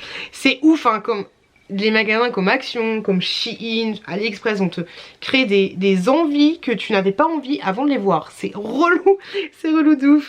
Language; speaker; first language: French; native; French